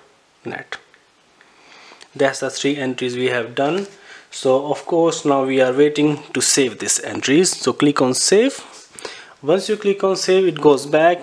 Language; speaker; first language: English; non-native, fluent; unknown